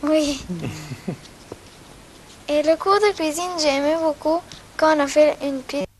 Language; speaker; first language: French; non-native, learner; Greek